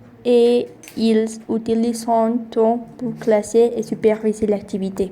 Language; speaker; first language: French; non-native, learner; Spanish